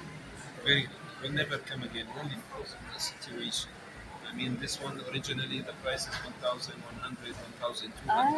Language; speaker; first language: English; non-native, fluent; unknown